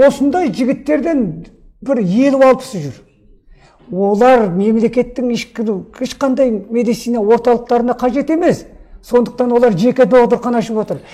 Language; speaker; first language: Kazakh; early bilingual, heritage; Kazakh